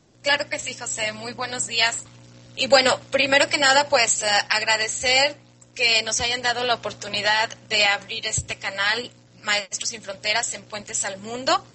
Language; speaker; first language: Spanish; native; Spanish